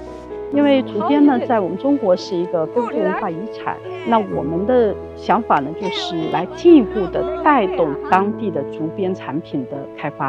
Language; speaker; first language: Chinese; native; Chinese